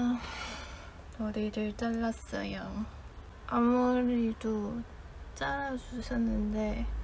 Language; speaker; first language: Korean; non-native, fluent; Chinese